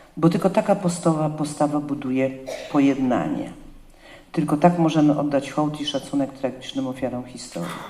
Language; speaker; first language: Polish; native; Polish